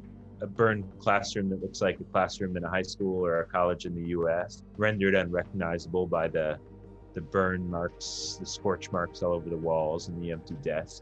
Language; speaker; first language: English; native; English